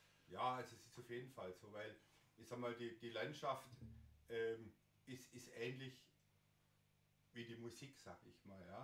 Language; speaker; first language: German; native; German